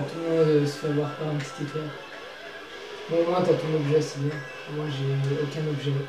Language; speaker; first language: French; native; French